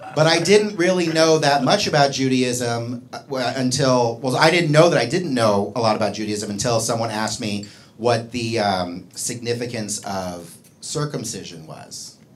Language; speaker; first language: English; native; English